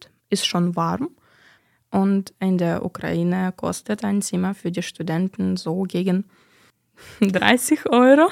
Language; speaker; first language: German; non-native, fluent; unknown